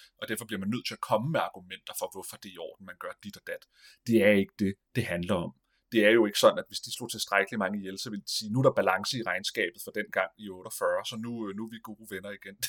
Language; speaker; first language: Danish; native; Danish